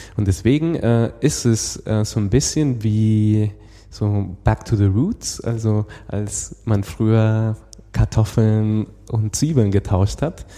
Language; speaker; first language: German; non-native, fluent; Spanish